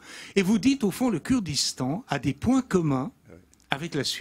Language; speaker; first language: French; native; French